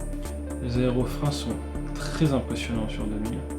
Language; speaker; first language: French; native; French